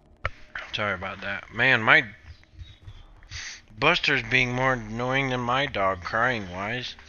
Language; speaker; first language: English; native; English